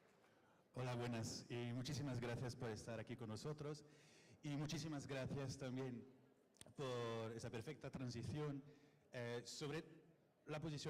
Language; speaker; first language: Spanish; non-native, fluent; French